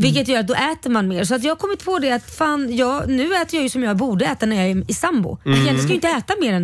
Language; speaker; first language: Swedish; native; Swedish